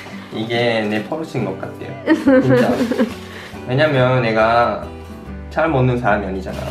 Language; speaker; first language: Korean; non-native, fluent; Japanese